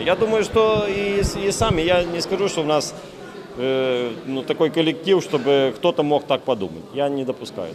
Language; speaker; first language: Russian; native; Russian